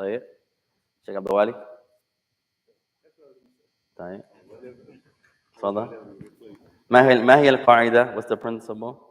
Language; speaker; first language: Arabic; non-native, fluent; English